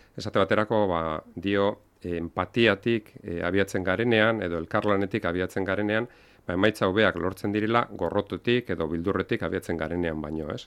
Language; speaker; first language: Basque; non-native, local second language; Spanish